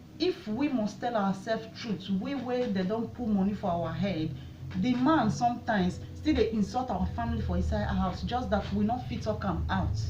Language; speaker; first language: Nigerian Pidgin; non-native, local second language; Bini